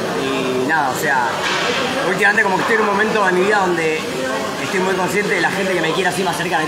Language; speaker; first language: Spanish; native; Spanish